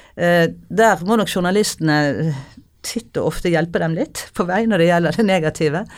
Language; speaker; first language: Norwegian; native; Norwegian